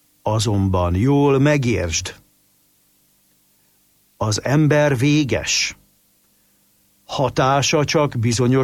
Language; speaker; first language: Hungarian; native; Hungarian